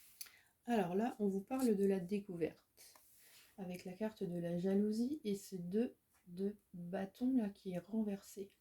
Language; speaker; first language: French; native; French